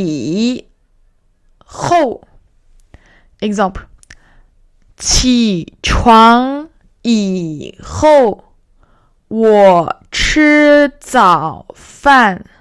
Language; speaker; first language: Chinese; non-native, fluent; French